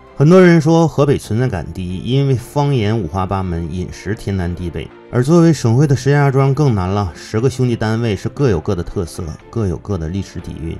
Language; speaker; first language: Chinese; native; Chinese